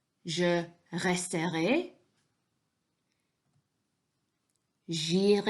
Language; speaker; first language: French; non-native, fluent; English